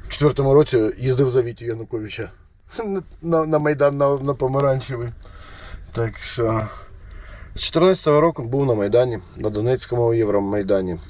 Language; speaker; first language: Ukrainian; non-native, local second language; Russian